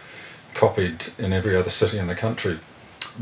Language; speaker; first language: English; native; English